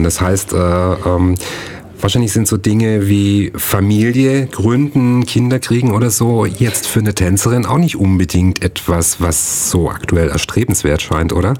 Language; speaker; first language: German; native; German